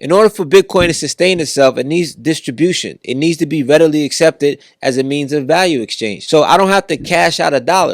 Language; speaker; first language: English; native; English